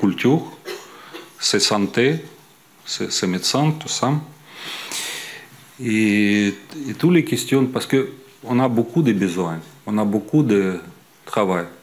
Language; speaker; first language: French; non-native, fluent; Ukrainian